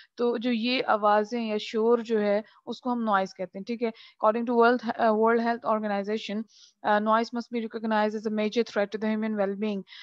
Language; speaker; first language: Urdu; non-native, local second language; Punjabi